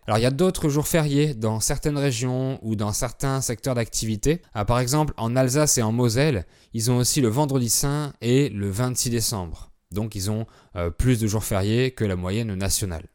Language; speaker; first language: French; native; French